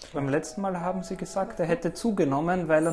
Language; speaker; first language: German; native; German